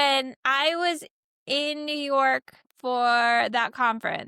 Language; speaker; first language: English; native; English